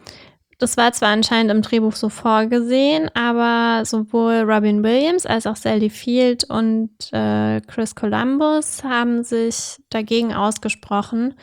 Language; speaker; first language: German; native; German